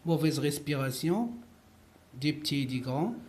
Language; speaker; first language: French; non-native, local second language; Arabic